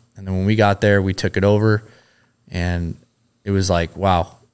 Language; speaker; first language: English; native; English